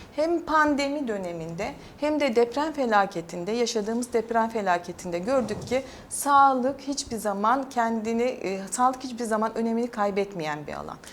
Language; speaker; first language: Turkish; native; Turkish